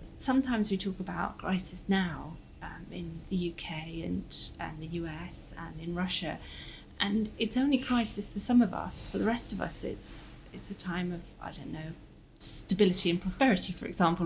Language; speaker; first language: English; native; English